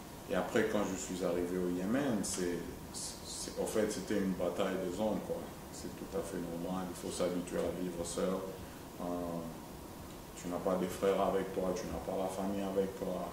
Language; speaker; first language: French; non-native, local second language; Swahili